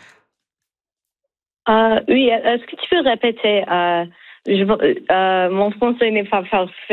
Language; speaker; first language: French; non-native, learner; English